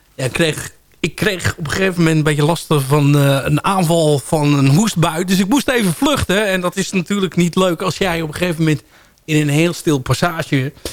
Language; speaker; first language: Dutch; native; Dutch